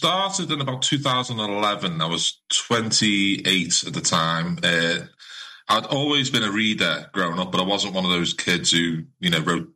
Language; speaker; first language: English; native; English